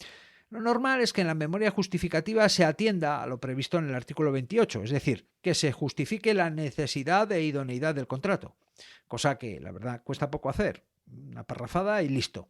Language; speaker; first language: Spanish; native; Spanish